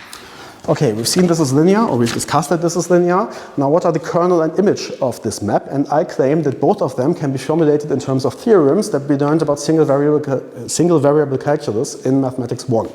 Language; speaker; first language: English; non-native, fluent; German